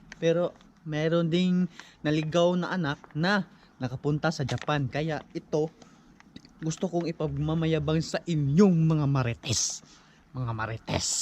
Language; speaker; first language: Filipino; native; Filipino